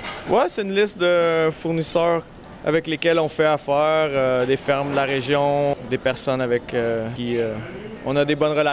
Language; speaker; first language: French; native; French